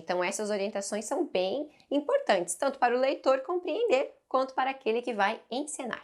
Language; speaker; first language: Portuguese; native; Portuguese